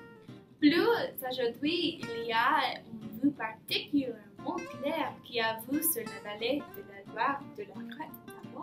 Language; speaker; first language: French; non-native, learner; English